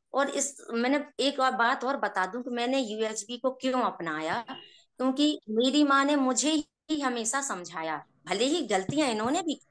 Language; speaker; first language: Hindi; native; Hindi